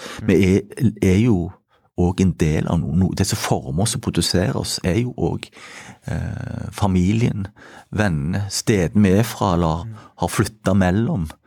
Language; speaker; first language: Norwegian; native; Norwegian